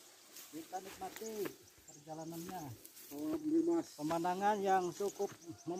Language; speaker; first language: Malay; non-native, local second language; Sundanese